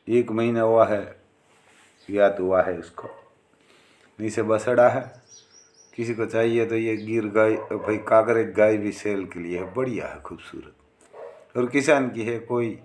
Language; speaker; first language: Hindi; non-native, local second language; Gujarati